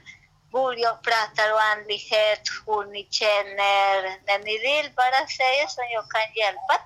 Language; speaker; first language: Swedish; non-native, learner; Spanish